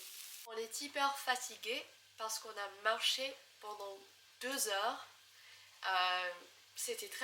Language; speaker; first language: French; non-native, fluent; English